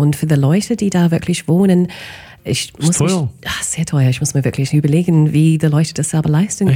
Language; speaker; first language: German; non-native, fluent; English